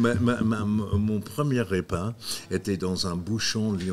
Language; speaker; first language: French; non-native, fluent; English